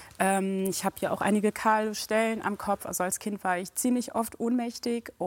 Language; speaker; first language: German; early bilingual, other home language; Dyula